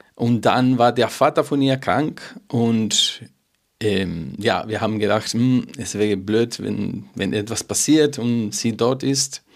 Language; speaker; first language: German; non-native, fluent; Spanish